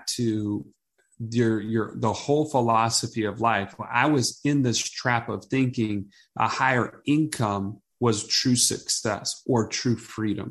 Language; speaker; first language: English; native; English